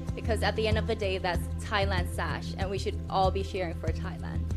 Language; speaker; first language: English; non-native, fluent; Thai